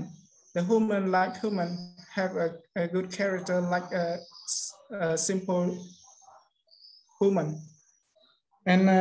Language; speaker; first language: English; non-native, learner; Khmer